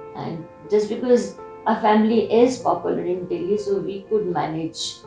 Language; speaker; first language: English; non-native, local second language; Hindi